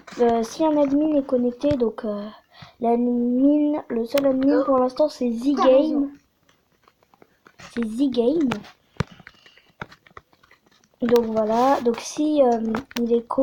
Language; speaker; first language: French; native; French